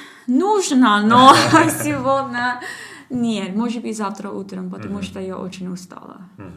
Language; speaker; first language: Russian; non-native, learner; English